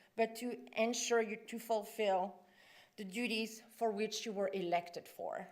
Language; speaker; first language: English; non-native, fluent; French